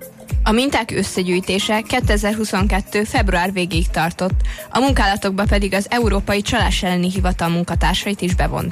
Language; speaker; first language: Hungarian; native; Hungarian